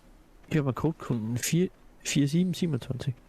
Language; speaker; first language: German; native; German